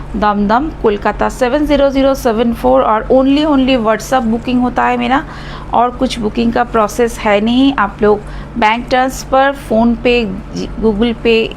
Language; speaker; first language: Hindi; non-native, local second language; Bangla